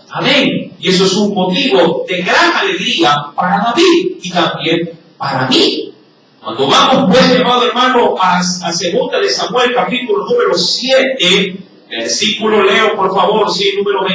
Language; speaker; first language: Spanish; native; Spanish